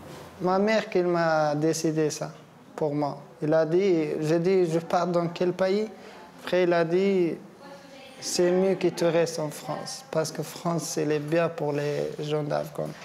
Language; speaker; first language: French; non-native, learner; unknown